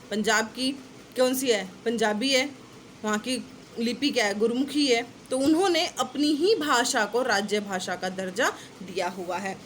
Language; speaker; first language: Hindi; native; Hindi